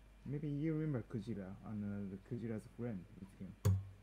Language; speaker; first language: English; non-native, learner; Japanese